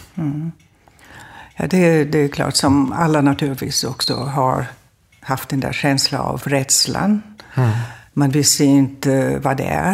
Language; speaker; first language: Swedish; non-native, fluent; German